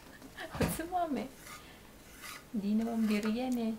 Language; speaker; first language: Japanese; non-native, fluent; Filipino